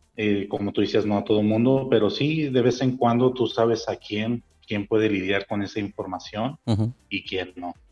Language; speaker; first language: Spanish; early bilingual, heritage; Spanish